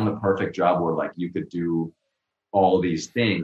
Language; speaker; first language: English; non-native, local second language; Urdu